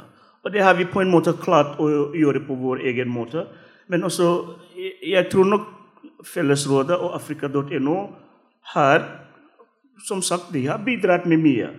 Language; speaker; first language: Norwegian; non-native, fluent; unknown